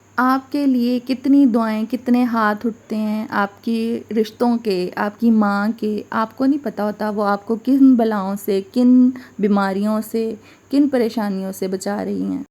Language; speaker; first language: Urdu; native; Urdu